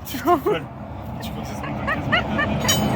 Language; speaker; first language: French; native; French